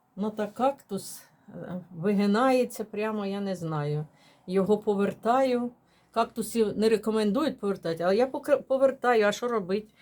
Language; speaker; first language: Ukrainian; non-native, local second language; Russian